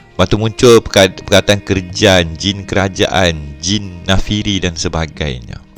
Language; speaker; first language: Malay; native; Malay